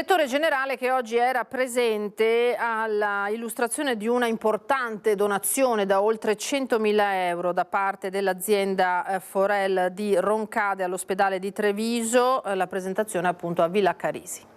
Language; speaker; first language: Italian; native; Italian